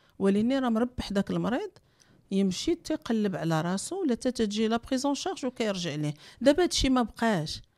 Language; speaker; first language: Arabic; native; Arabic